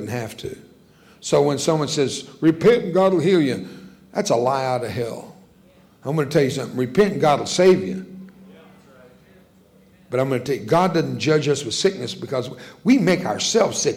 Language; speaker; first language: English; early bilingual, other home language; Spanish